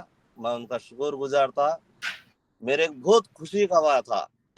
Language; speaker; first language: Hindi; non-native, local second language; Telugu